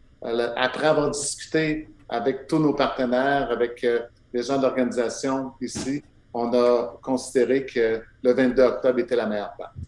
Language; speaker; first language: French; native; French